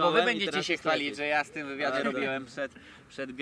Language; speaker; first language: Polish; native; Polish